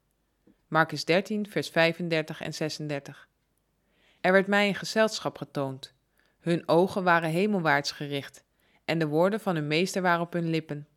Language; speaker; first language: Dutch; native; Dutch